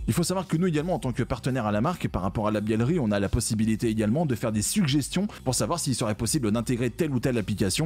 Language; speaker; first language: French; native; French